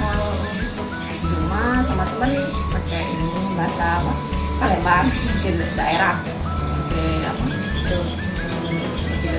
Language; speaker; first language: Indonesian; non-native, local second language; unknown